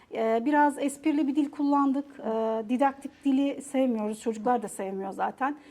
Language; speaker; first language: Turkish; native; Turkish